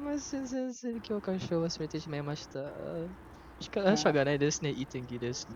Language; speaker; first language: Japanese; non-native, learner; Malay